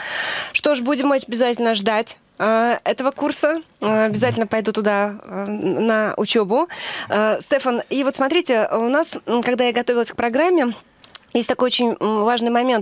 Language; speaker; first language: Russian; native; Russian